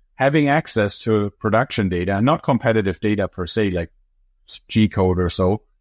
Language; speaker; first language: English; non-native, fluent; German